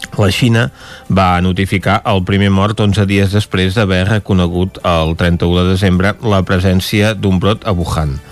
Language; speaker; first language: Catalan; native; Catalan